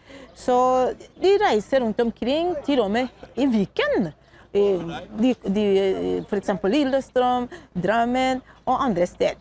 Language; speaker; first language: Norwegian; non-native, fluent; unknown